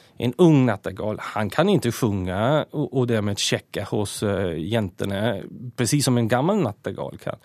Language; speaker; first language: Swedish; native; Swedish